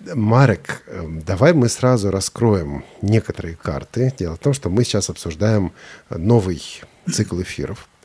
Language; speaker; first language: Russian; native; Russian